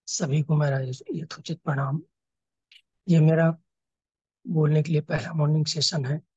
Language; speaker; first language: Hindi; native; Hindi